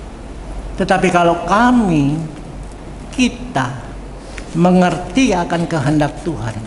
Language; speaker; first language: Indonesian; native; Indonesian